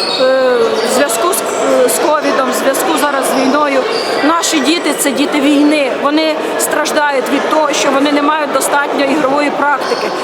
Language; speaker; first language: Ukrainian; native; Ukrainian